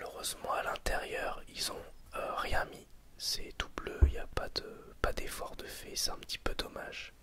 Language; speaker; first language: French; native; French